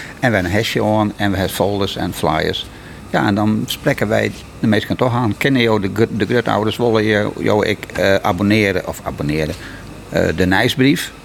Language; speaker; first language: Dutch; non-native, local second language; Western Frisian